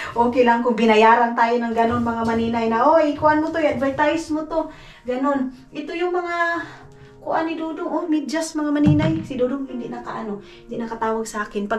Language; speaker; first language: Filipino; non-native, local second language; Cebuano